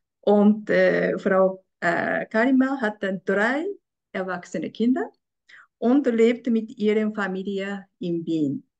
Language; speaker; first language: German; non-native, fluent; Japanese